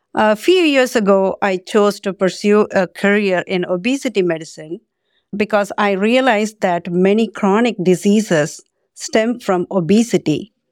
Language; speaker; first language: English; non-native, local second language; Tamil